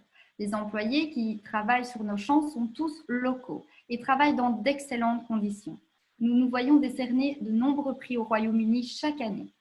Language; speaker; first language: French; native; French